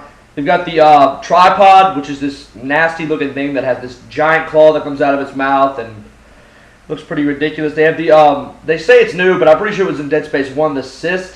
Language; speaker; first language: English; native; English